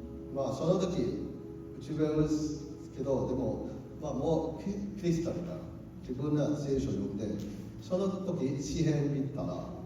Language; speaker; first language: Japanese; non-native, learner; Cantonese